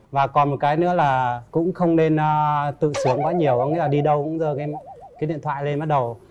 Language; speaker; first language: Vietnamese; non-native, local second language; Muong